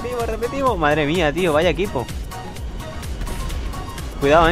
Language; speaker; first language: Spanish; native; Spanish